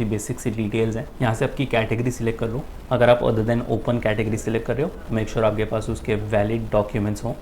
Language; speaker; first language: Hindi; native; Hindi